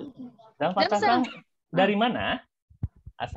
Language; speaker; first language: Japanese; non-native, learner; Indonesian